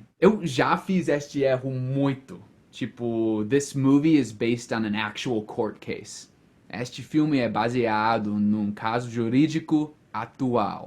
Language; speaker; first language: Portuguese; non-native, fluent; English